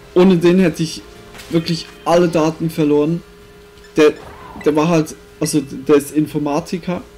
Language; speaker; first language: German; native; German